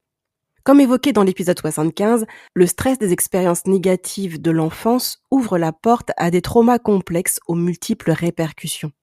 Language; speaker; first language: French; native; French